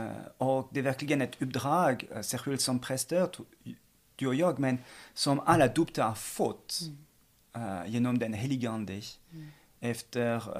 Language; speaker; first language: Swedish; non-native, fluent; French